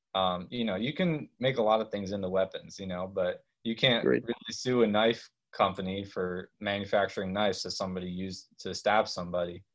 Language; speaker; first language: English; native; English